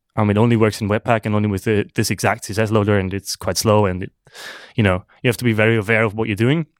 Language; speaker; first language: English; non-native, fluent; German